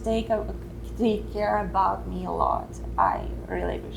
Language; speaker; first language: English; non-native, learner; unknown